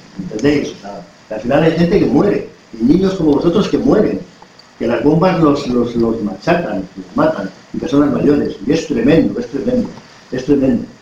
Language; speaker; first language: Spanish; native; Spanish